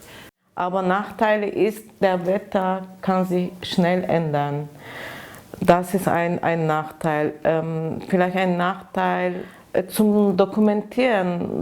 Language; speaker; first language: German; non-native, fluent; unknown